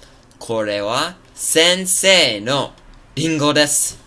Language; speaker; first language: Japanese; non-native, fluent; English